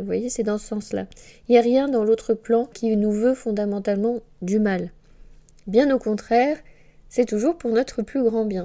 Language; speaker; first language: French; native; French